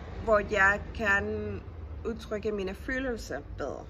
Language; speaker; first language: Danish; non-native, fluent; Spanish